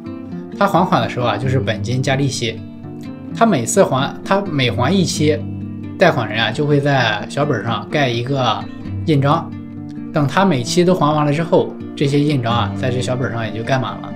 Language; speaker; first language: Chinese; native; Chinese